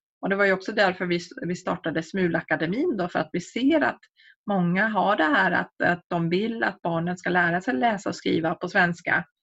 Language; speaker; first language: Swedish; native; Swedish